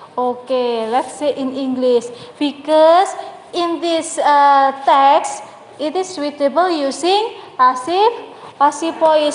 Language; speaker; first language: English; non-native, learner; Indonesian